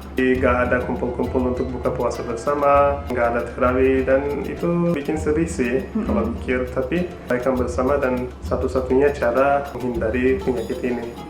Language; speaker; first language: Indonesian; non-native, fluent; Turkish